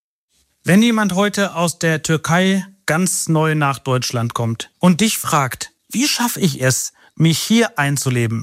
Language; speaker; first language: German; native; German